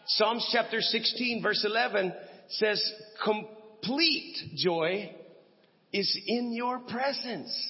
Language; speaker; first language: English; non-native, local second language; Filipino